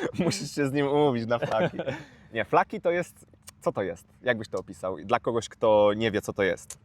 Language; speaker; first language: Polish; native; Polish